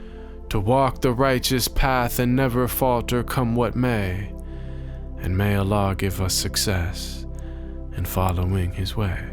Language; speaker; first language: English; native; English